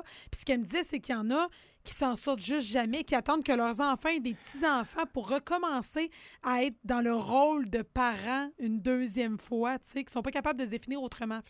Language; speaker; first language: French; native; French